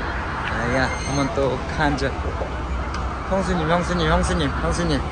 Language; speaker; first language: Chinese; non-native, fluent; Korean